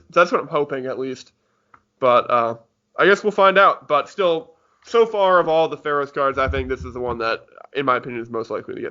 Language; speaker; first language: English; native; English